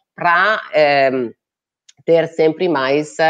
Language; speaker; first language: Portuguese; non-native, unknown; Italian